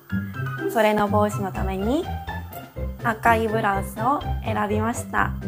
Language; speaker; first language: Japanese; non-native, fluent; Korean